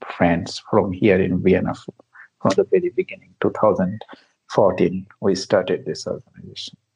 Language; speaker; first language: English; non-native, local second language; Bangla